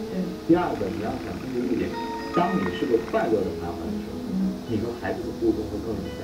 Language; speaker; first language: Chinese; native; Chinese